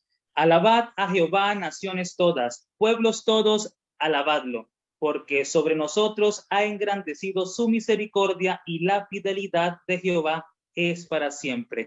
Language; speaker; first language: Spanish; native; Spanish